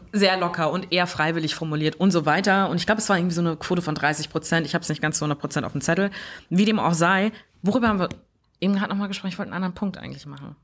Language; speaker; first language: German; early bilingual, other home language; French